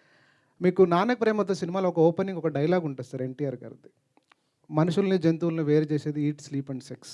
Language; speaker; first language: Telugu; native; Telugu